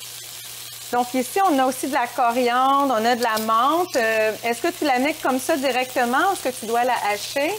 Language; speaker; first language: French; native; French